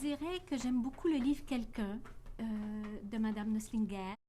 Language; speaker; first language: French; native; French